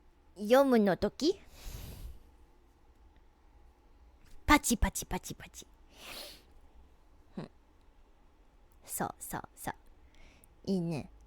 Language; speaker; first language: Japanese; non-native, learner; English